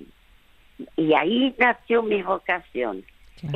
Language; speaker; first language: Spanish; early bilingual, other home language; French